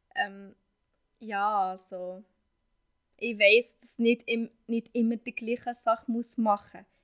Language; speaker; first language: German; non-native, fluent; Arabic